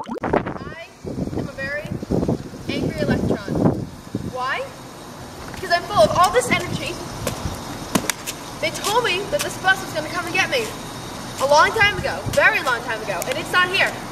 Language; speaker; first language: English; native; English